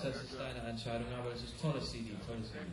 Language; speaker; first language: German; non-native, learner; English